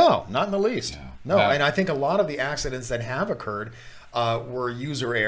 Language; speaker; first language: English; native; English